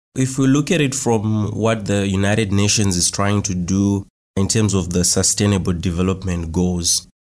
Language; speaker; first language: English; non-native, local second language; Shona